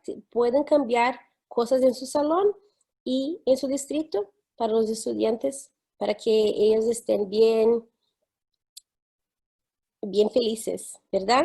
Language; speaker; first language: Spanish; non-native, fluent; English